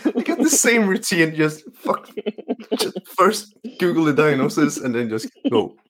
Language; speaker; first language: English; non-native, fluent; Norwegian